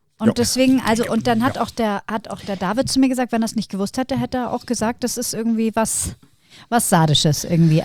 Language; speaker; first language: German; native; German